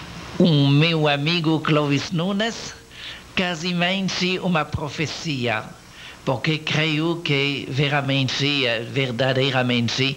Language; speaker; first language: Portuguese; non-native, learner; French